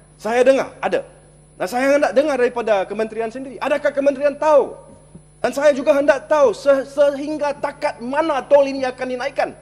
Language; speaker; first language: Malay; non-native, local second language; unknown